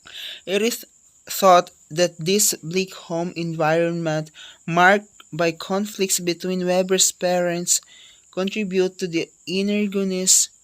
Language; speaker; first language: English; non-native, local second language; Filipino